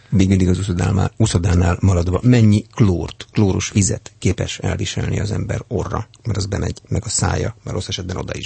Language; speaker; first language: Hungarian; native; Hungarian